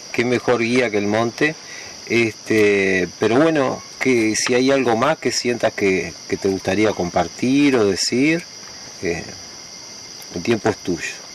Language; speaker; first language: Spanish; native; Spanish